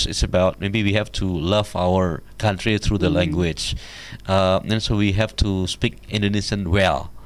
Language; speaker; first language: English; non-native, learner; Indonesian